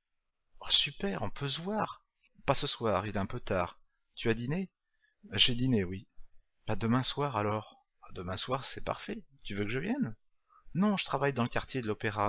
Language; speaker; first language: French; native; French